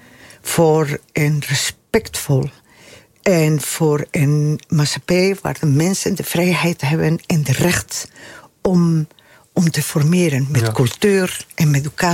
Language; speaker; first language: Dutch; non-native, fluent; Spanish